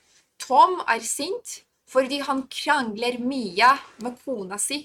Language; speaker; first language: Norwegian; non-native, fluent; Polish